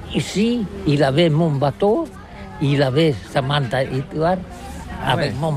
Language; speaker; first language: French; non-native, learner; Catalan